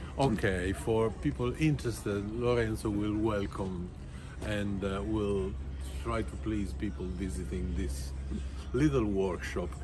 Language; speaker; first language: English; non-native, fluent; Italian